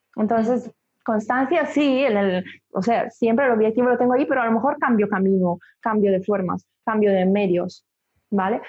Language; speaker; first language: Spanish; non-native, fluent; Italian